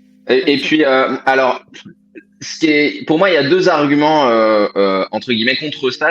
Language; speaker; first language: French; native; French